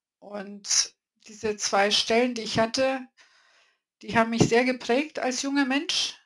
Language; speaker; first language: German; early bilingual, other home language; Polish